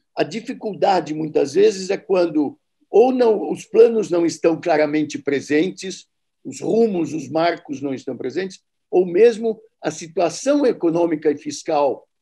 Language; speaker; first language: Portuguese; native; Portuguese